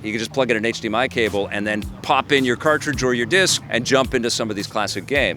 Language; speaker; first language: English; native; English